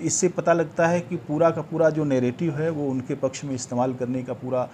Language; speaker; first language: Hindi; native; Hindi